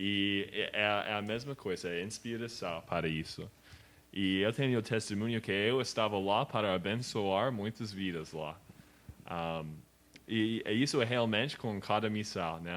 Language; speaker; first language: Portuguese; non-native, learner; English